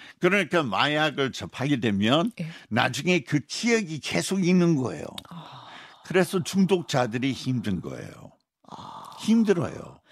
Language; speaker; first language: Korean; non-native, fluent; English